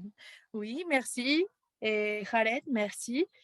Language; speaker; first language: French; non-native, fluent; Spanish